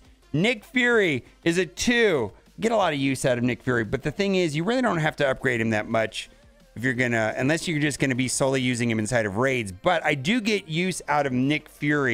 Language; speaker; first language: English; native; English